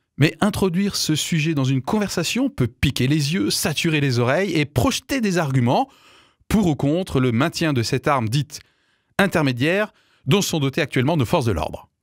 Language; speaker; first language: French; native; French